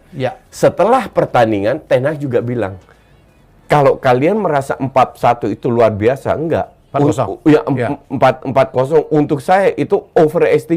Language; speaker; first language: Indonesian; native; Indonesian